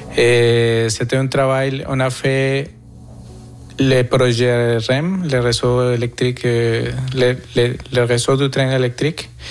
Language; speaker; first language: French; non-native, fluent; Spanish